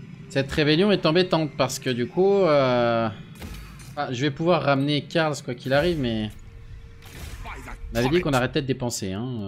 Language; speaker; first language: French; native; French